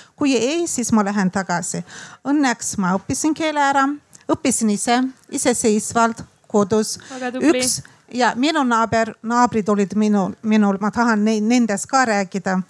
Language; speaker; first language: Estonian; non-native, fluent; Azerbaijani